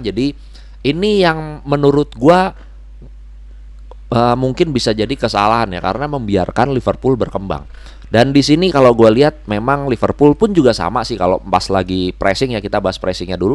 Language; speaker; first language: Indonesian; native; Indonesian